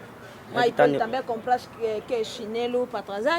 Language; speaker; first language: Portuguese; non-native, learner; Lingala